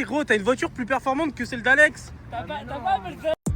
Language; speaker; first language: French; native; French